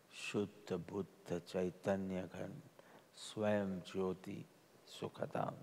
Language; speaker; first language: English; non-native, local second language; Gujarati